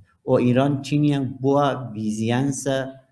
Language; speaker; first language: Portuguese; non-native, learner; Persian